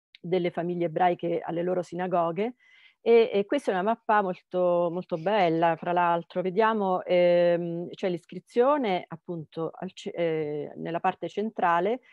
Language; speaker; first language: Italian; native; Italian